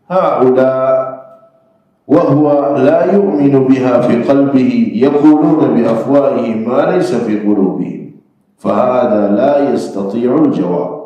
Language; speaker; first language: Arabic; non-native, fluent; Indonesian